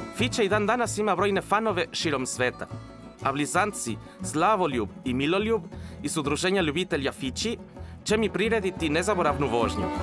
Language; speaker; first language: Serbian; non-native, fluent; Spanish